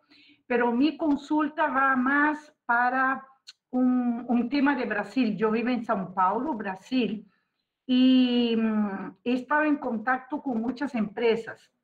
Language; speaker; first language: Spanish; non-native, fluent; Portuguese